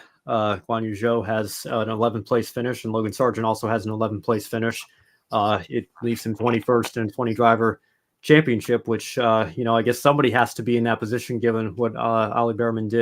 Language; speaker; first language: English; native; English